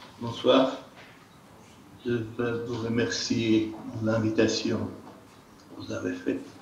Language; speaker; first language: French; non-native, fluent; Portuguese